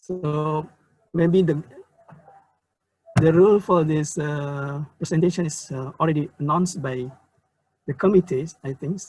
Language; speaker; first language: English; non-native, learner; Indonesian